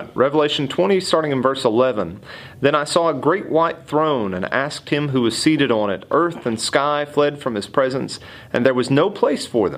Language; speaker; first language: English; native; English